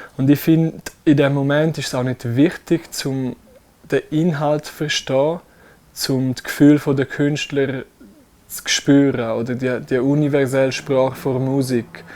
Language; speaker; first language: German; non-native, local second language; Romansh